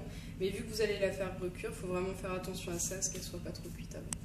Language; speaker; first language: French; native; French